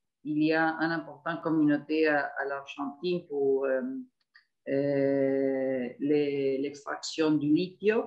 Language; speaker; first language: French; non-native, fluent; Spanish